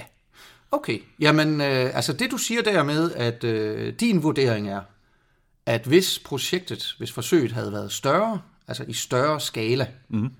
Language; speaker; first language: Danish; native; Danish